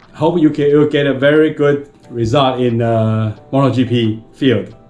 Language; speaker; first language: English; non-native, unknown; Chinese